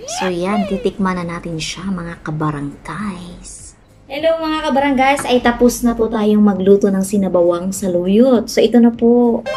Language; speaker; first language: Filipino; non-native, local second language; Cebuano